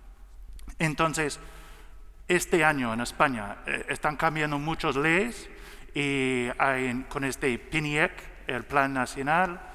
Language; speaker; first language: Spanish; non-native, learner; English